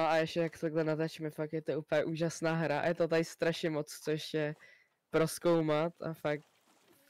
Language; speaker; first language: Czech; native; Czech